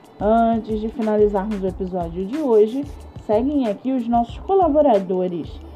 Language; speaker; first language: Portuguese; native; Portuguese